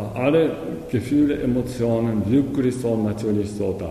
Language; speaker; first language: German; non-native, learner; Japanese